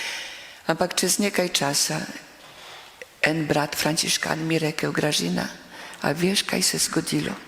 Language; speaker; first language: Slovenian; non-native, fluent; Polish